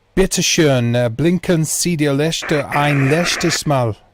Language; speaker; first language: German; non-native, learner; English